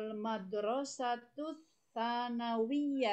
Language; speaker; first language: Arabic; non-native, learner; Indonesian